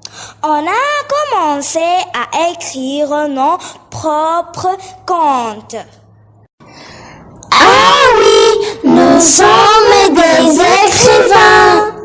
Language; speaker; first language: French; non-native, learner; Arabic